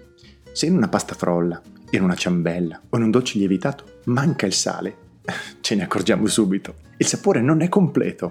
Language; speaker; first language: Italian; native; Italian